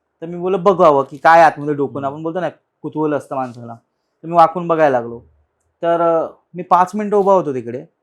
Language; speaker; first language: Marathi; native; Marathi